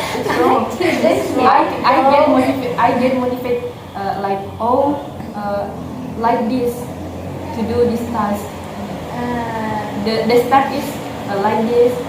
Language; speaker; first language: English; non-native, learner; Indonesian